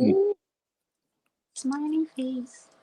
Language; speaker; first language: English; native; English